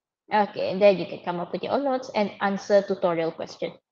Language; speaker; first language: English; non-native, local second language; Malay